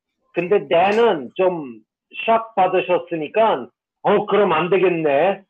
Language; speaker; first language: Korean; non-native, fluent; English